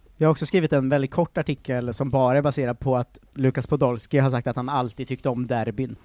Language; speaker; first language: Swedish; native; Swedish